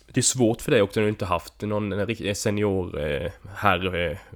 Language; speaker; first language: Swedish; native; Swedish